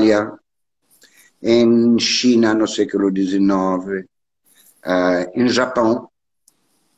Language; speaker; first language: Portuguese; non-native, learner; French